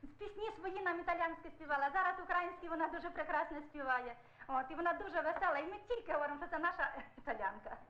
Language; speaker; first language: Ukrainian; native; Ukrainian